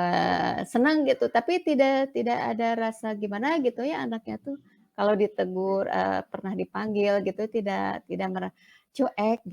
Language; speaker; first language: Indonesian; non-native, local second language; Sundanese